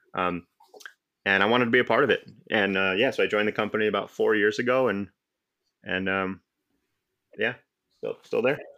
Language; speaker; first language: English; native; English